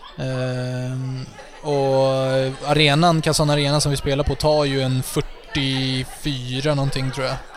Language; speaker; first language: Swedish; native; Swedish